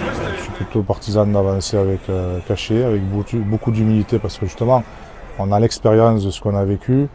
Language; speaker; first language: French; native; French